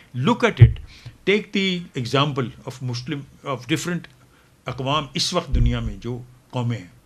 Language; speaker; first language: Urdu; non-native, local second language; Punjabi